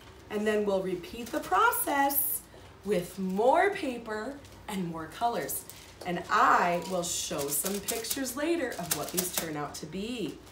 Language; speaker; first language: English; native; English